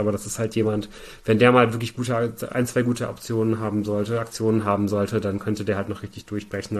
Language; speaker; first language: German; native; German